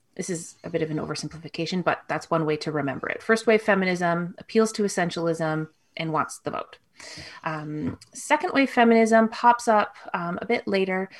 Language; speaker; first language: English; native; English